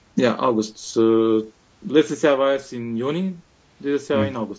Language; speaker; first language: German; non-native, fluent; Macedonian